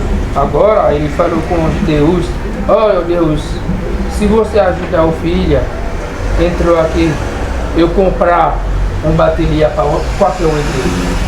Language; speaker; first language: Portuguese; non-native, learner; Haitian Creole